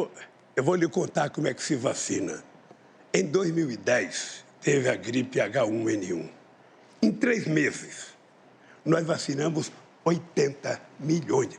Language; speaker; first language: Portuguese; native; Portuguese